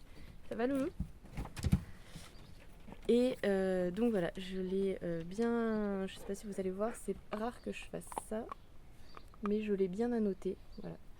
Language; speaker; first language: French; native; French